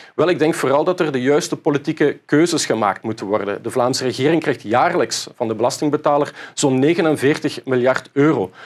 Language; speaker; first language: Dutch; native; Dutch